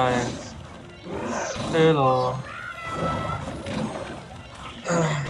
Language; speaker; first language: English; non-native, learner; Vietnamese